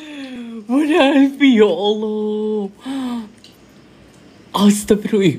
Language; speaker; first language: Malay; native; Malay